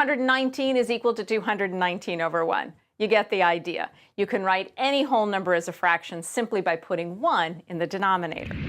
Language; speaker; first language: English; native; English